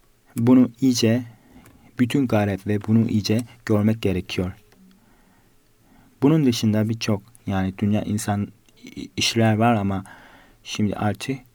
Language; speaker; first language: Turkish; non-native, fluent; Korean